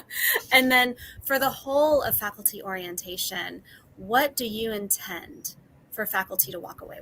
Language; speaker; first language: English; native; English